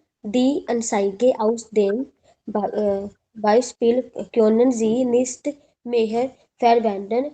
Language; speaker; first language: German; non-native, learner; Hindi